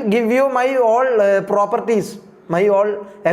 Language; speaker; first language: English; non-native, learner; Malayalam